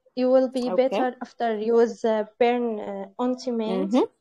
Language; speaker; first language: English; non-native, fluent; Arabic